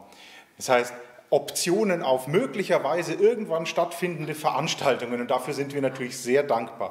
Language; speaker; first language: German; native; German